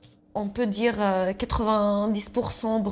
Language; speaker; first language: French; non-native, fluent; Assyrian Neo-Aramaic